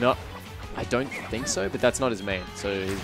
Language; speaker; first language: English; native; English